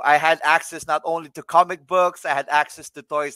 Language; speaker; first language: English; non-native, local second language; Filipino